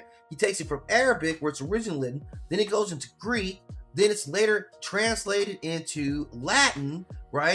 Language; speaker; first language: English; native; English